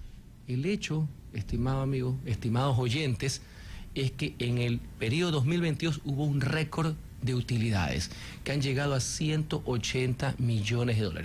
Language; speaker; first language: Spanish; native; Spanish